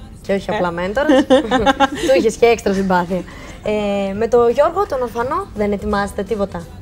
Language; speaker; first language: Greek; native; Greek